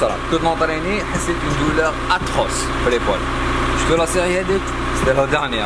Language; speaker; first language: French; non-native, local second language; Arabic